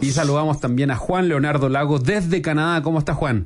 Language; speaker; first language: Spanish; native; Spanish